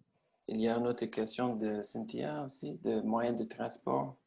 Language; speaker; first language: French; non-native, learner; English